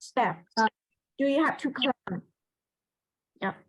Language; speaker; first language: English; non-native, fluent; Vietnamese